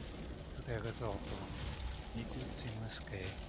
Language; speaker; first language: German; native; German